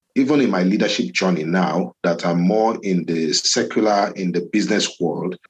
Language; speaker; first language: English; non-native, local second language; Yoruba